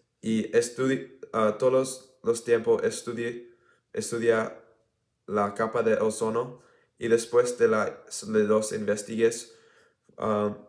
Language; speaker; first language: Spanish; non-native, learner; English